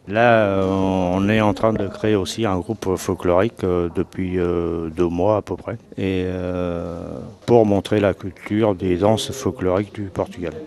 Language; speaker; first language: French; early bilingual, other home language; Portuguese